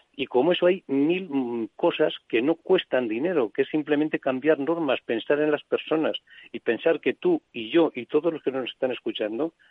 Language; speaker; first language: Spanish; native; Spanish